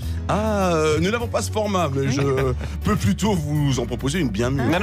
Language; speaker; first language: French; native; French